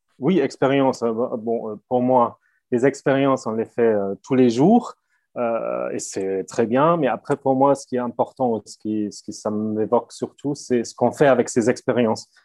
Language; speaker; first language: French; non-native, fluent; German